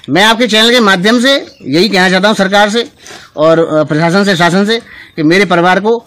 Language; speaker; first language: Hindi; native; Hindi